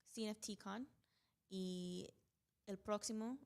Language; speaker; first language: Spanish; early bilingual, heritage; Spanish